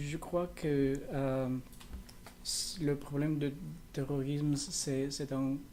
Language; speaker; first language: French; non-native, learner; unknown